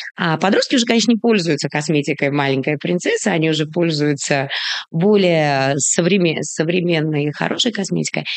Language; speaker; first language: Russian; native; Russian